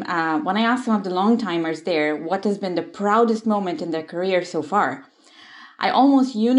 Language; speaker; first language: English; non-native, local second language; Odia